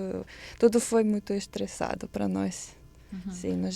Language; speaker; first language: Portuguese; non-native, learner; Ukrainian